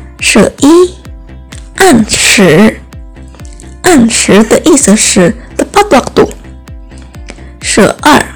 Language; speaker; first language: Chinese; non-native, learner; Indonesian